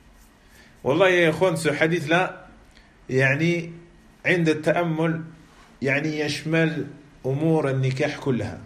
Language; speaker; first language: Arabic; non-native, fluent; French